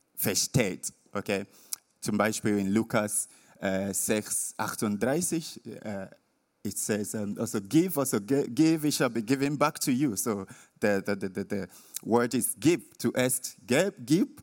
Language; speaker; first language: German; non-native, learner; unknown